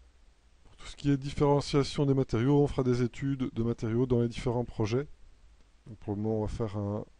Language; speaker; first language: French; native; French